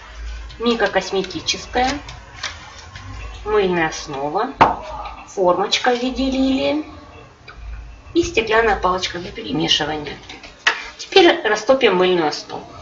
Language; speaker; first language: Russian; native; Russian